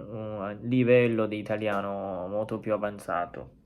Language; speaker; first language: Italian; non-native, learner; Chinese